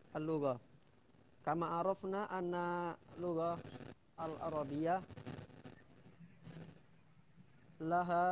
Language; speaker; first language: Arabic; non-native, learner; Indonesian